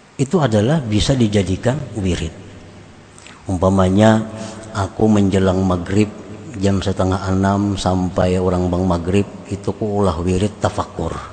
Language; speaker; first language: Indonesian; non-native, local second language; Banjar